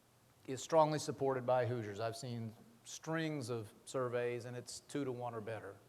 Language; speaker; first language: English; native; English